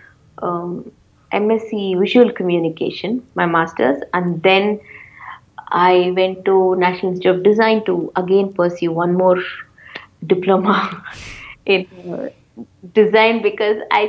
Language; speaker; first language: English; non-native, local second language; Tamil